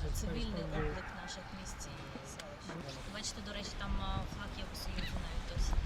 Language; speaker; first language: Ukrainian; native; Ukrainian